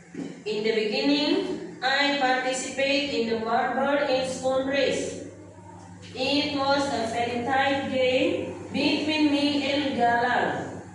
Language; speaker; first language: English; non-native, fluent; Indonesian